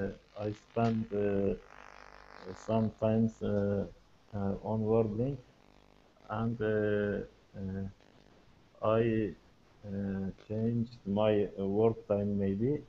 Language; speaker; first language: English; non-native, learner; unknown